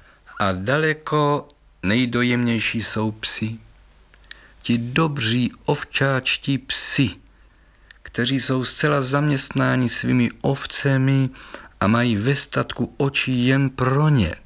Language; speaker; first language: Czech; native; Czech